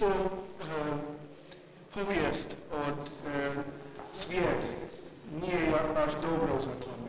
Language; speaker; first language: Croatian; non-native, learner; English